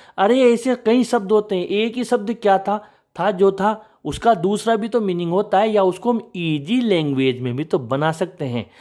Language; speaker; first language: Hindi; native; Hindi